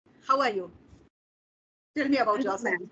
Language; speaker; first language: English; non-native, fluent; Hindi